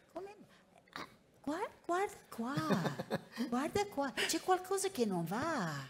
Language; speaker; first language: Italian; non-native, fluent; English